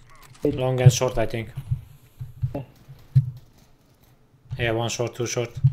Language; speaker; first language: English; non-native, learner; Hungarian